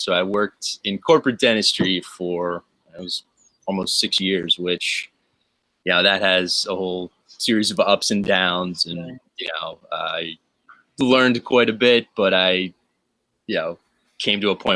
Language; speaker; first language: English; native; English